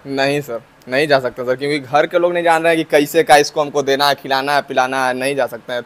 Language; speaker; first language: Hindi; native; Hindi